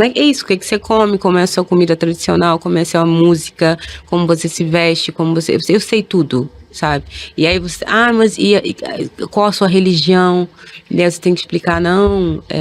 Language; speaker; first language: Portuguese; early bilingual, other home language; Kabuverdianu